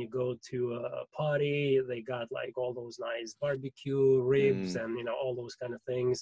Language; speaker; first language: English; non-native, fluent; Russian